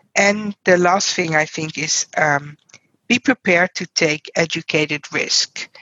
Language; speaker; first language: English; non-native, fluent; Dutch